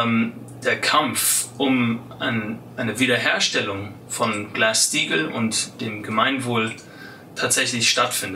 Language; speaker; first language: German; native; German